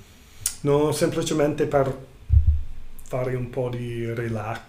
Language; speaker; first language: Italian; non-native, learner; English